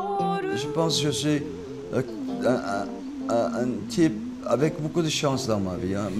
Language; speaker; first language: French; non-native, fluent; Korean